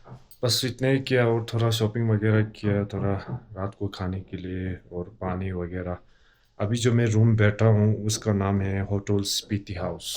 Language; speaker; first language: Hindi; non-native, local second language; Tibetan